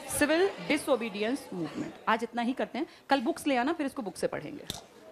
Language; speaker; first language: Hindi; native; Hindi